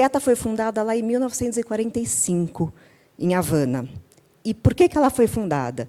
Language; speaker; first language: Portuguese; native; Portuguese